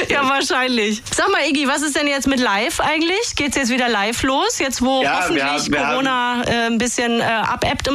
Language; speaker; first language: German; native; German